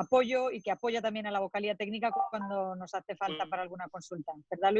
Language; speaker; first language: Spanish; native; Spanish